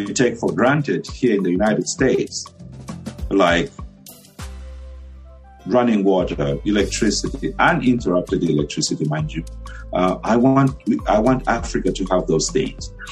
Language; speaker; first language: English; non-native, local second language; Bemba